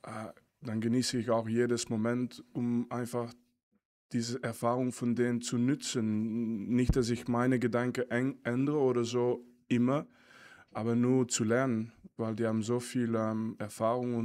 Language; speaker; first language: German; non-native, fluent; French